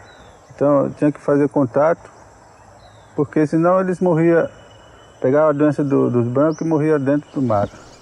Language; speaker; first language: Portuguese; non-native, local second language; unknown